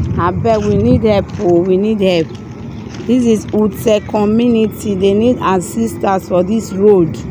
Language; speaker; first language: Nigerian Pidgin; native; Nigerian Pidgin